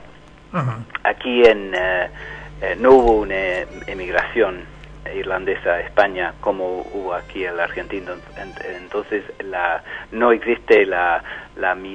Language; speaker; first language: Spanish; non-native, fluent; English